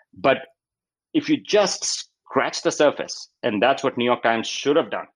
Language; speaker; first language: English; non-native, local second language; Urdu